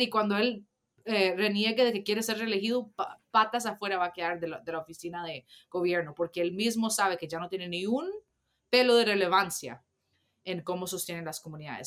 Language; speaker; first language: Spanish; early bilingual, heritage; Spanish